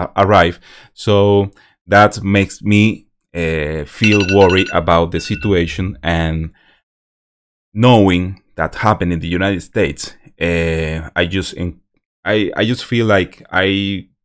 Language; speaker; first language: English; non-native, learner; Spanish